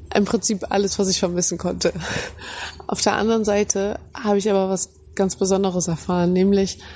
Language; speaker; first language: German; native; German